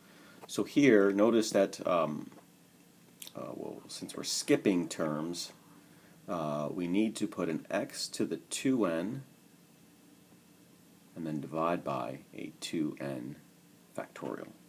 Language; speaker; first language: English; native; English